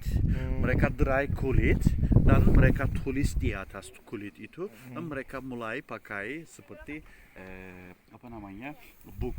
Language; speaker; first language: Indonesian; non-native, fluent; Turkish